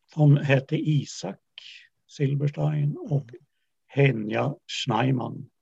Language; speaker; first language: Swedish; early bilingual, other home language; Yiddish